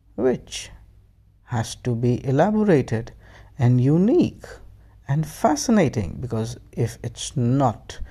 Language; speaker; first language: English; non-native, local second language; Hindi